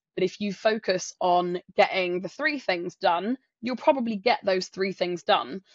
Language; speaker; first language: English; native; English